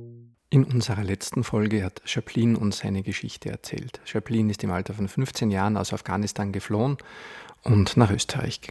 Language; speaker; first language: German; native; German